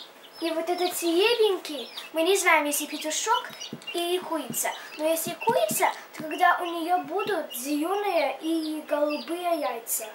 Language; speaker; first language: Russian; early bilingual, heritage; English